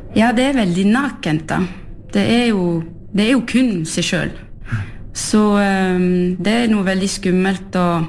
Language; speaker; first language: Norwegian; non-native, fluent; French